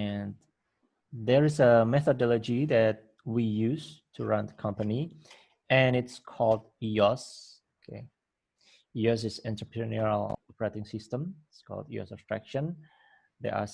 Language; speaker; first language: English; non-native, fluent; Indonesian